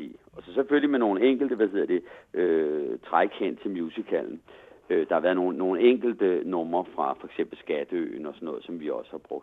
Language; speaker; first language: Danish; native; Danish